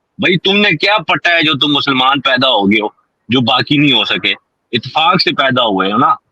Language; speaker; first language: Urdu; non-native, local second language; Punjabi